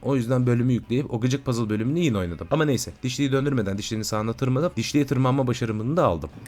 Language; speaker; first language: Turkish; native; Turkish